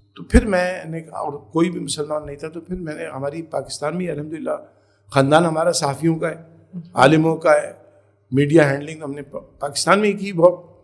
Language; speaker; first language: Urdu; native; Urdu